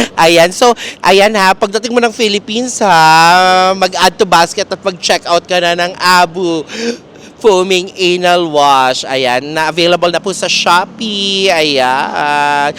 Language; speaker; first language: Filipino; native; Filipino